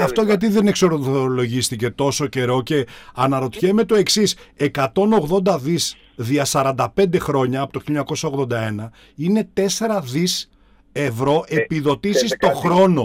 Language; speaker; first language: Greek; native; Greek